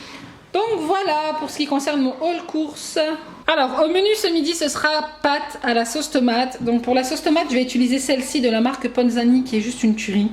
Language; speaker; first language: French; native; French